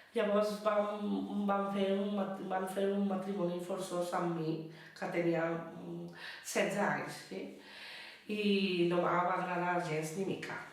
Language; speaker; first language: Catalan; early bilingual, other home language; Bangla